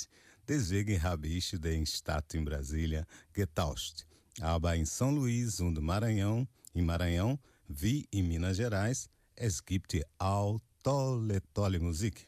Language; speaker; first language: German; non-native, fluent; Portuguese